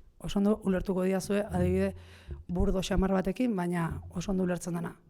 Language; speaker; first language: Basque; native; Basque